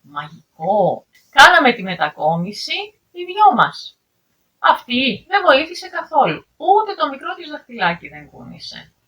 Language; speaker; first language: Greek; native; Greek